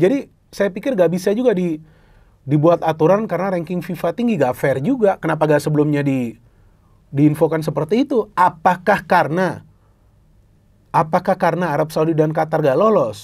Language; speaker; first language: Indonesian; native; Indonesian